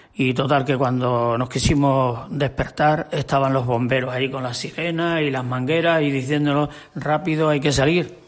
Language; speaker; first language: Spanish; native; Spanish